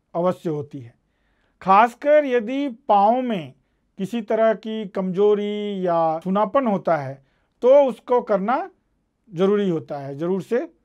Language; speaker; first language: Hindi; native; Hindi